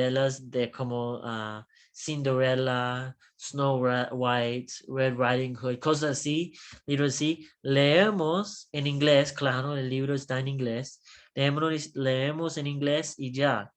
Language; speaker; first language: Spanish; non-native, learner; English